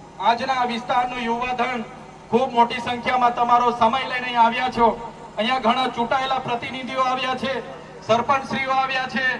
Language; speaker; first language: Gujarati; non-native, local second language; Vasavi